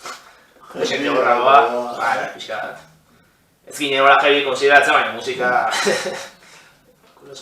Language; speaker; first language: Basque; native; Basque